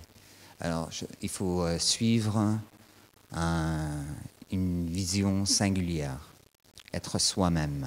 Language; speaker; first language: French; non-native, fluent; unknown